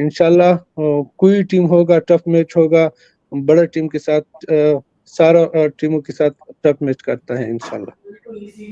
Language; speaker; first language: Hindi; non-native, fluent; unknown